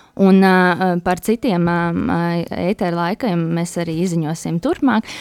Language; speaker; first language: Latvian; native; Latvian